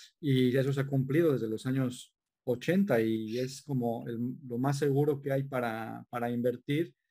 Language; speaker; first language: Spanish; native; Spanish